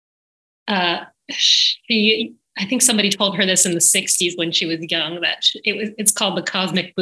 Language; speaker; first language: English; native; English